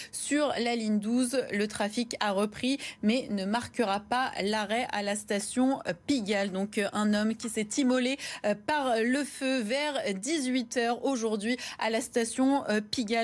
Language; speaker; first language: French; native; French